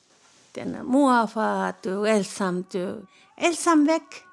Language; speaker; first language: Danish; non-native, learner; Turkish